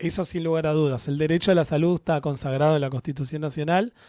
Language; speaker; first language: Spanish; native; Spanish